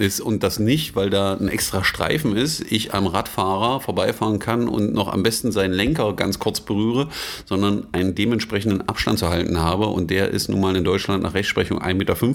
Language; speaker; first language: German; native; German